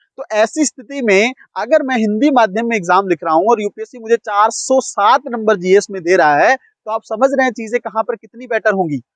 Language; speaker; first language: Hindi; non-native, local second language; Punjabi